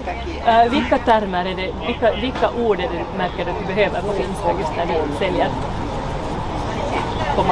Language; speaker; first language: Swedish; native; Swedish